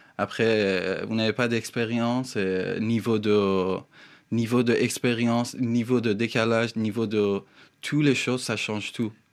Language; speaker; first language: French; non-native, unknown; Persian